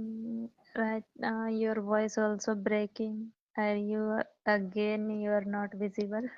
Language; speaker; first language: English; non-native, learner; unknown